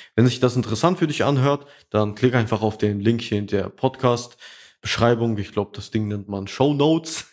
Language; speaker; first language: German; early bilingual, other home language; Russian